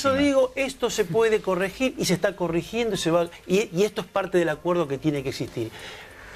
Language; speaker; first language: Spanish; native; Spanish